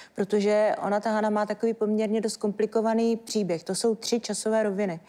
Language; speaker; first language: Czech; native; Czech